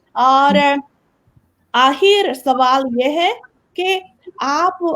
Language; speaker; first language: Hindi; non-native, fluent; Chinese